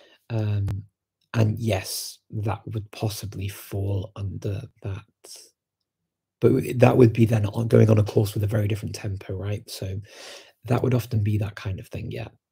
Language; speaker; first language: English; native; English